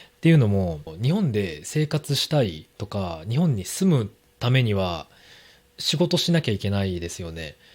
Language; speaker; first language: Japanese; native; Japanese